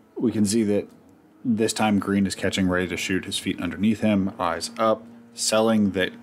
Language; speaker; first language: English; native; English